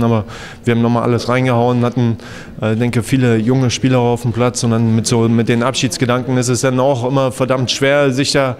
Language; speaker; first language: German; native; German